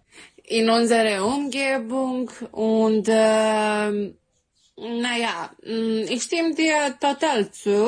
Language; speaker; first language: German; non-native, learner; Serbian